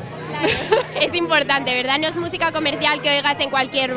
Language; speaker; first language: Spanish; native; Spanish